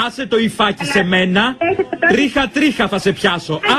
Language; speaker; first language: Greek; native; Greek